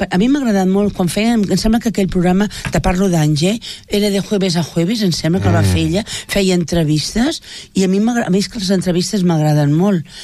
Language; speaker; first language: Catalan; non-native, local second language; Spanish